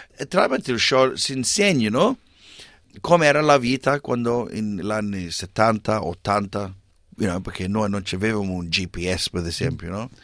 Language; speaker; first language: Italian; early bilingual, heritage; English